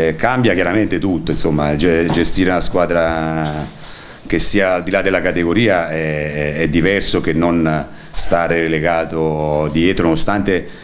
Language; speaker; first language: Italian; native; Italian